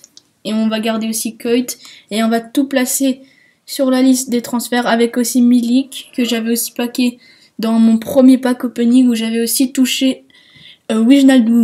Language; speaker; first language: French; native; French